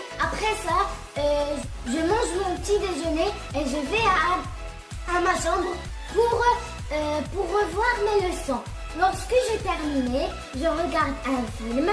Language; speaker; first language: French; non-native, learner; Arabic